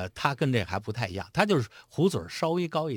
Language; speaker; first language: Chinese; native; Chinese